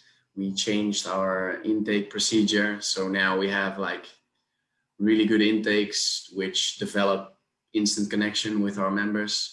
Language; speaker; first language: English; non-native, fluent; Dutch